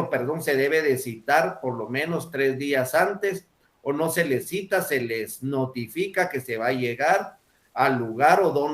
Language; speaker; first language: Spanish; native; Spanish